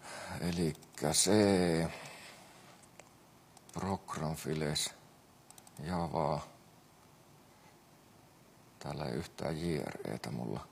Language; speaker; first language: Finnish; native; Finnish